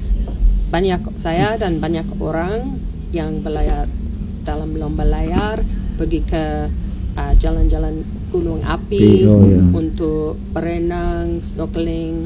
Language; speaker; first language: Indonesian; non-native, learner; English